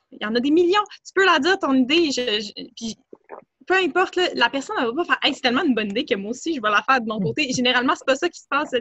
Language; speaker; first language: French; native; French